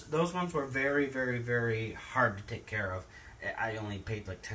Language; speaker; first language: English; native; English